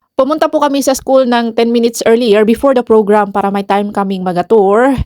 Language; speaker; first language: Filipino; non-native, local second language; Cebuano